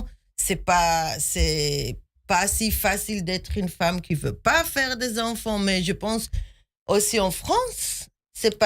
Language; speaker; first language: French; non-native, fluent; Hebrew